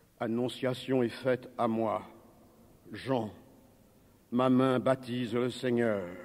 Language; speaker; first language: French; native; French